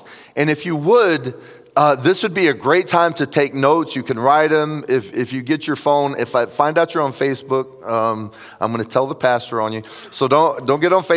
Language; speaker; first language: English; native; English